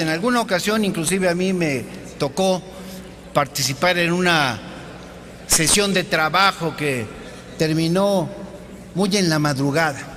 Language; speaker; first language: Spanish; native; Spanish